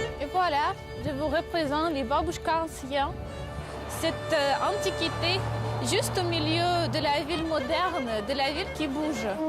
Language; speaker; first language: French; non-native, fluent; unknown